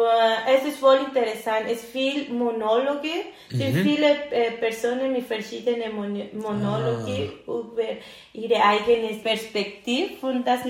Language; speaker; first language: German; non-native, learner; Spanish